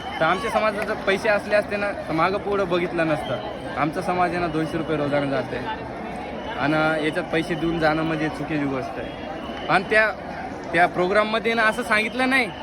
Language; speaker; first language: Marathi; non-native, local second language; Lambadi